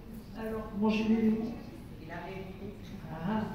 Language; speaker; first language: French; native; French